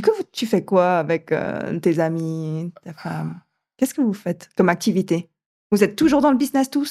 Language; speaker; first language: French; native; French